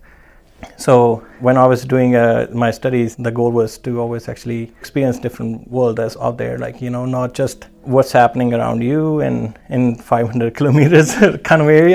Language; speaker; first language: English; non-native, local second language; Punjabi